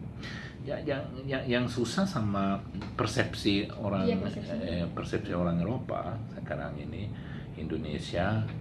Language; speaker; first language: Indonesian; non-native, learner; Swedish